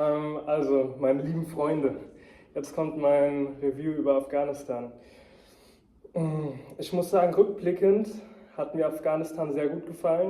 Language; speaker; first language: German; early bilingual, heritage; German